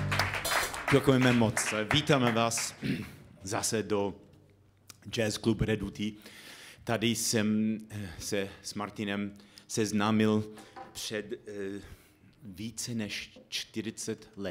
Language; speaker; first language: Czech; non-native, fluent; English